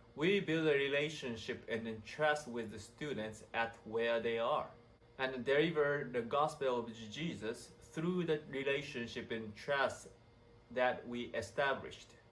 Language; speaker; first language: English; non-native, fluent; Japanese